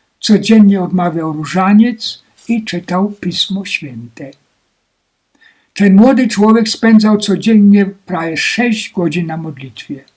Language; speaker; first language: Polish; native; Polish